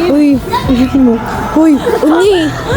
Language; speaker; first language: Korean; non-native, learner; Filipino